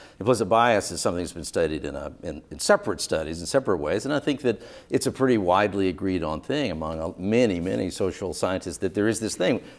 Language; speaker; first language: English; native; English